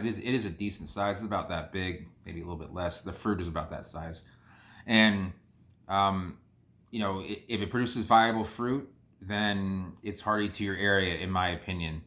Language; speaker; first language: English; native; English